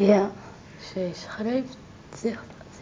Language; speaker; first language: Dutch; non-native, learner; Arabic